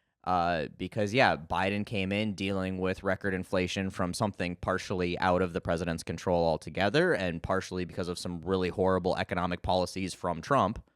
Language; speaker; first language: English; native; English